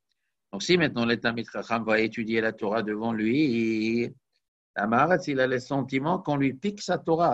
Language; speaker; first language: French; native; French